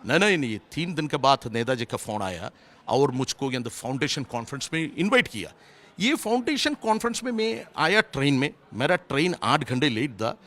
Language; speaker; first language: Hindi; non-native, local second language; Malayalam